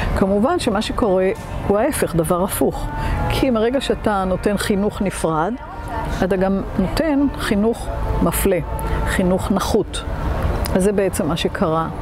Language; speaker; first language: Hebrew; native; Hebrew